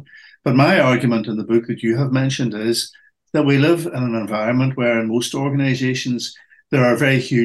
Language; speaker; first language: English; native; English